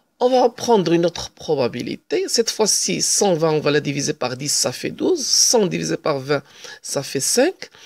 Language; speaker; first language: French; non-native, local second language; Arabic